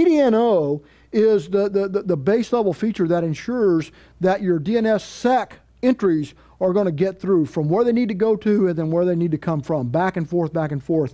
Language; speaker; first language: English; native; English